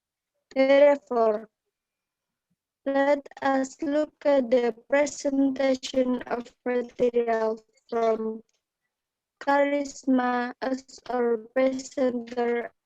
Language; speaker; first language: English; non-native, learner; Indonesian